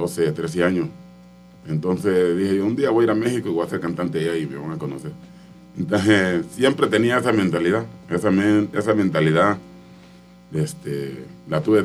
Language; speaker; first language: Spanish; non-native, local second language; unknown